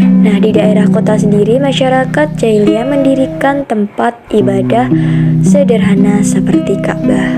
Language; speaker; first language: Indonesian; native; Indonesian